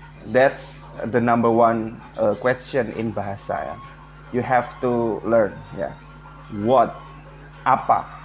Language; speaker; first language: English; non-native, learner; Indonesian